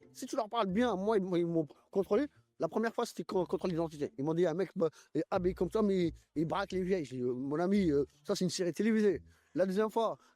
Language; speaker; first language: French; early bilingual, other home language; Arabic